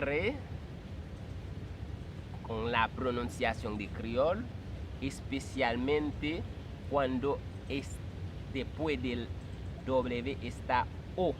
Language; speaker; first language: Spanish; non-native, fluent; Haitian Creole